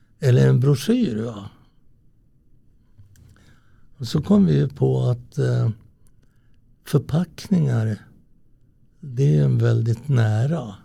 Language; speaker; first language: Swedish; early bilingual, other home language; Italian